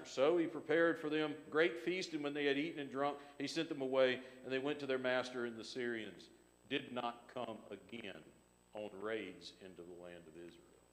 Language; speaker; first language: English; native; English